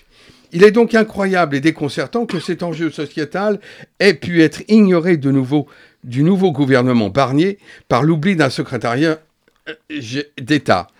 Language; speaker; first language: French; native; French